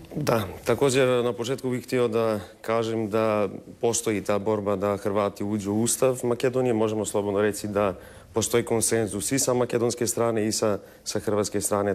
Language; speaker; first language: Croatian; early bilingual, heritage; Croatian